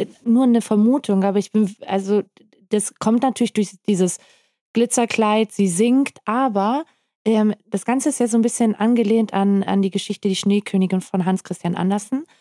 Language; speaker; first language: German; native; German